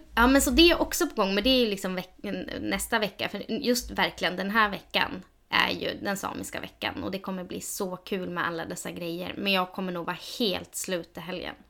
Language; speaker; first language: Swedish; native; Swedish